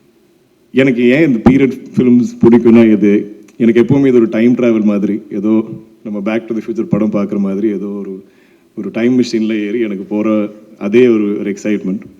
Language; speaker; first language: Tamil; non-native, local second language; Malayalam